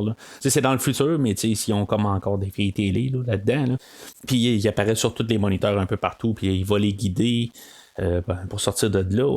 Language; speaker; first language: French; native; French